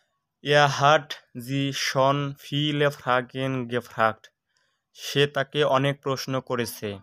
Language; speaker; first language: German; non-native, fluent; Bangla